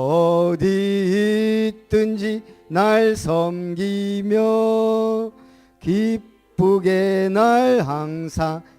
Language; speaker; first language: Korean; native; Korean